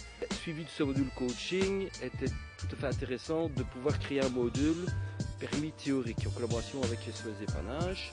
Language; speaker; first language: French; native; French